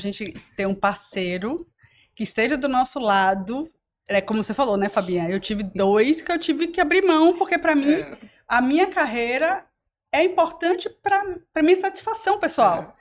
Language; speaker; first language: Portuguese; native; Portuguese